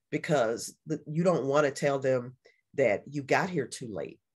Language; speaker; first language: English; native; English